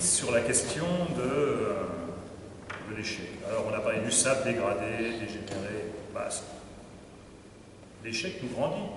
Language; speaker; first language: French; native; French